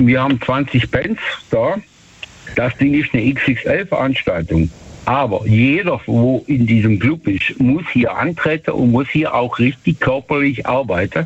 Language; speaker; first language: German; native; German